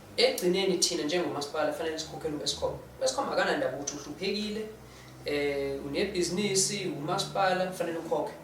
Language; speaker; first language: Zulu; non-native, local second language; English